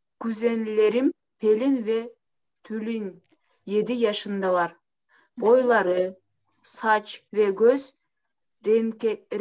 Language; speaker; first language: Turkish; non-native, learner; Kyrgyz